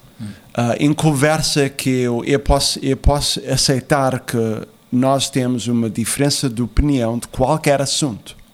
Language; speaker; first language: Portuguese; early bilingual, heritage; Portuguese